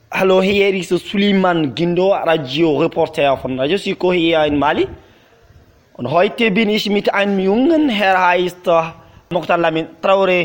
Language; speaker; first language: German; non-native, fluent; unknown